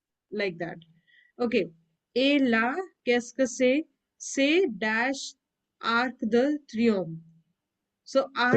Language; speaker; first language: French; non-native, learner; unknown